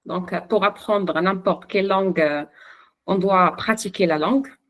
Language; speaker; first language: French; non-native, local second language; Arabic